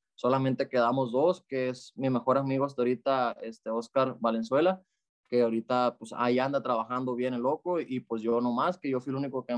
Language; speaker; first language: Spanish; native; Spanish